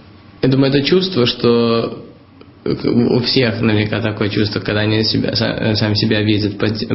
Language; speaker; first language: Russian; early bilingual, heritage; Russian